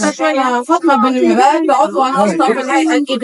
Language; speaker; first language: Arabic; native; Arabic